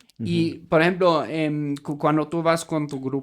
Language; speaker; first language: Spanish; non-native, fluent; German